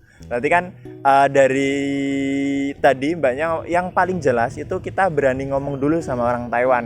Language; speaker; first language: Indonesian; native; Indonesian